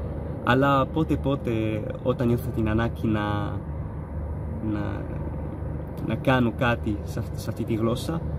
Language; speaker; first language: Greek; non-native, fluent; Arabic